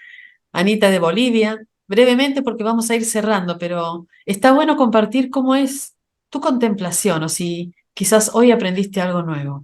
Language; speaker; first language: Spanish; native; Spanish